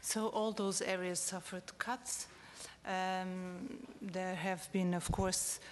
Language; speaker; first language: English; non-native, fluent; Portuguese